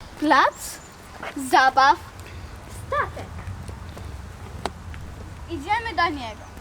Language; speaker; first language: Polish; early bilingual, other home language; Russian